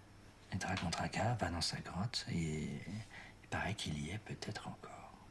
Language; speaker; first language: French; native; French